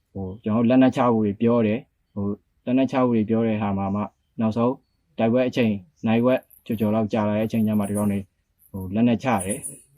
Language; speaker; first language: Burmese; native; Burmese